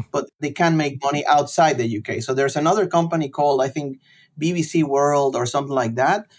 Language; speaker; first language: English; non-native, fluent; Spanish